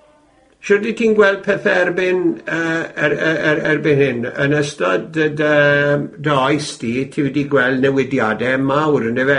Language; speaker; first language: Welsh; native; Welsh